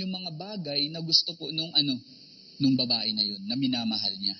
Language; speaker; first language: Filipino; native; Filipino